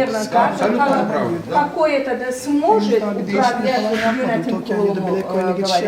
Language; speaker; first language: Russian; non-native, learner; Azerbaijani